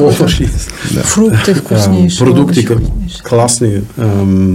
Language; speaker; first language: Russian; non-native, learner; German